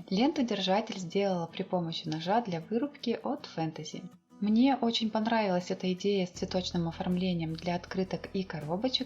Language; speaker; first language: Russian; native; Russian